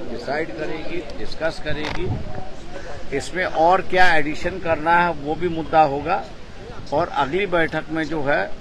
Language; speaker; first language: Hindi; non-native, local second language; Marathi